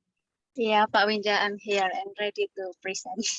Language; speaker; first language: English; non-native, fluent; Indonesian